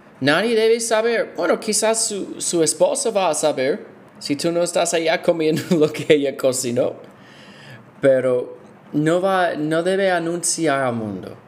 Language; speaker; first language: Spanish; non-native, fluent; English